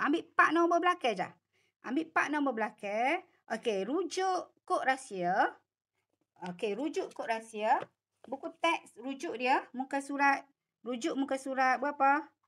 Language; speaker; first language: Malay; native; Malay